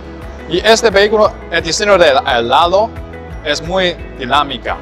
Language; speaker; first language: Spanish; non-native, learner; Chinese